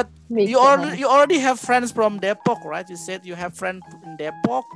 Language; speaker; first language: English; non-native, fluent; Indonesian